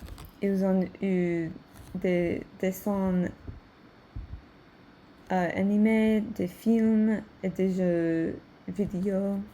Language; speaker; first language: French; non-native, learner; English